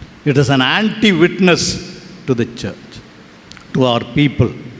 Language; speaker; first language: English; non-native, local second language; Tamil